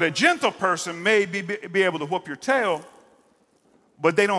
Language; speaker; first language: English; native; English